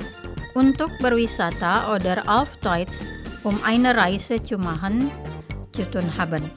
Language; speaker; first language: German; non-native, fluent; Indonesian